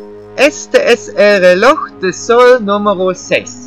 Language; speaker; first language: Spanish; non-native, learner; German